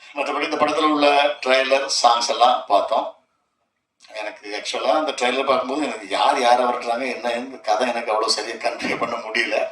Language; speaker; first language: Tamil; native; Tamil